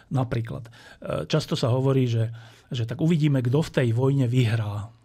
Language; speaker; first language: Slovak; native; Slovak